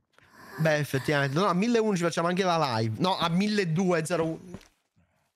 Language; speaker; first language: Italian; native; Italian